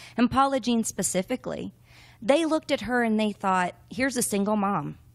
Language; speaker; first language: English; native; English